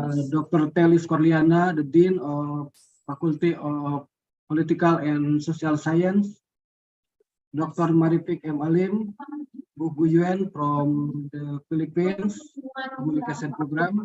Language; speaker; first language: English; non-native, learner; Indonesian